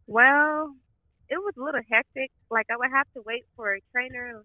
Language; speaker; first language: English; native; English